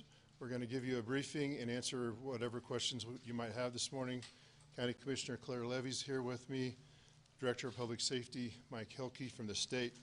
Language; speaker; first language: English; native; English